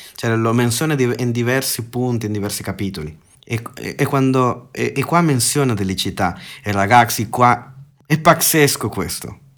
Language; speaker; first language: Italian; non-native, fluent; Spanish